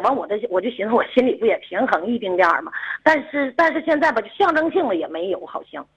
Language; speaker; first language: Chinese; native; Chinese